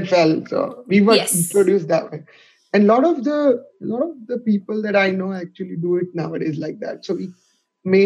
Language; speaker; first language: English; non-native, local second language; Gujarati